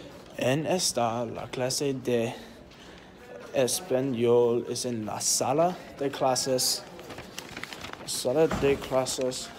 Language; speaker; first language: Spanish; non-native, learner; English